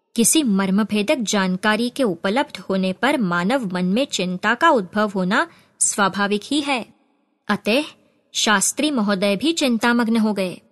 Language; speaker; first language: Hindi; non-native, local second language; Marathi